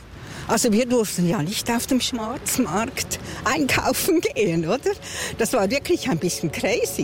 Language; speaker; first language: German; native; German